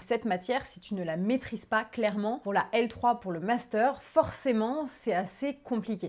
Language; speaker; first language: French; native; French